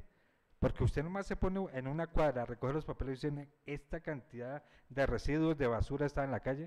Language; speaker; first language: Spanish; native; Spanish